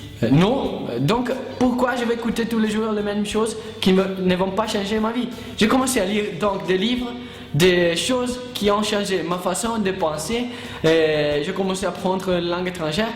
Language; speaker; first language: French; non-native, learner; Italian